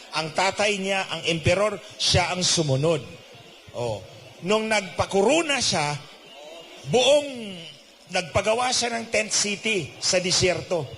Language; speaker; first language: Filipino; non-native, local second language; Cebuano